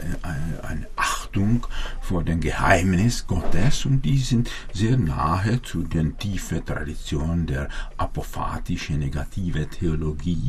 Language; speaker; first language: German; non-native, fluent; Czech